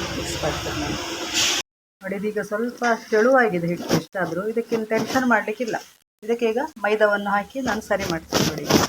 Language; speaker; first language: Kannada; non-native, local second language; Konkani